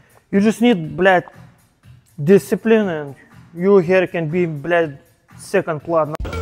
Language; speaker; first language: English; non-native, learner; Lithuanian